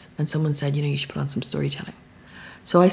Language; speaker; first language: English; native; English